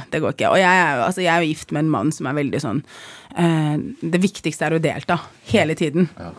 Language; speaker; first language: Norwegian; early bilingual, other home language; Arabic